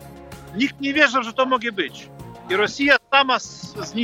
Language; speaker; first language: Polish; non-native, fluent; Ukrainian